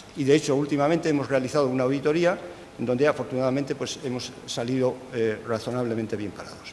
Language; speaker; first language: Spanish; native; Spanish